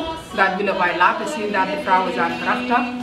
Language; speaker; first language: Dutch; non-native, learner; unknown